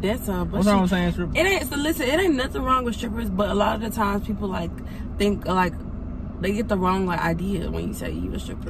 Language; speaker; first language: English; native; English